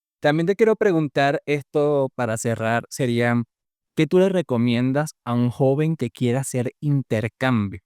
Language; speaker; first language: Spanish; native; Spanish